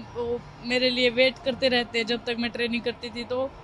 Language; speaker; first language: Hindi; native; Hindi